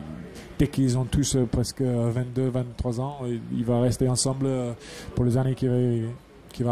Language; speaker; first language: French; non-native, fluent; English